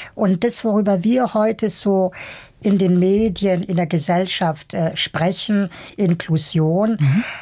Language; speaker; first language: German; early bilingual, other home language; Bosnian